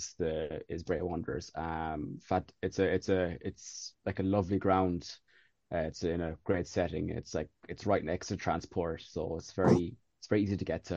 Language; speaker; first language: English; native; English